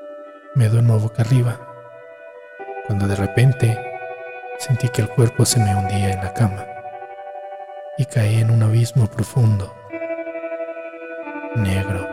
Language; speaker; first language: Spanish; native; Spanish